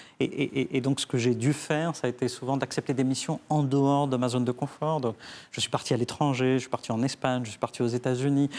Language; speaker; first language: French; early bilingual, other home language; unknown